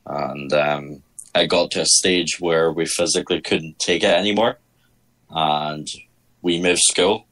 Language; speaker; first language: English; native; English